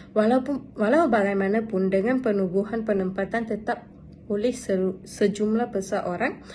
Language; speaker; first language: Malay; non-native, local second language; Tamil